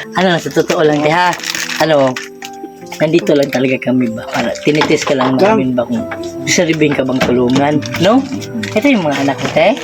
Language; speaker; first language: Filipino; non-native, local second language; Cebuano